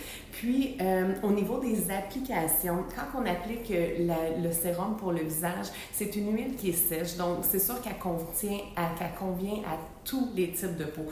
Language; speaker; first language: French; native; French